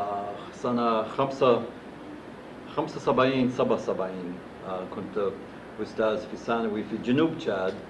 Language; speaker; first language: Arabic; non-native, fluent; English